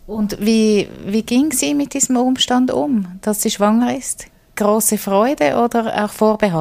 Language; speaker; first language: German; native; German